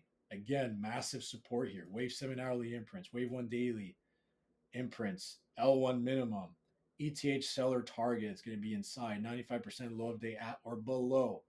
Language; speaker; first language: English; native; English